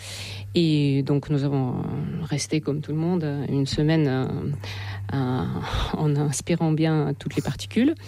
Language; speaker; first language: French; non-native, fluent; Russian